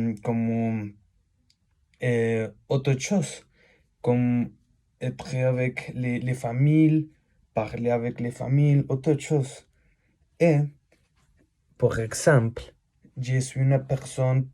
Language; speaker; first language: French; non-native, learner; Spanish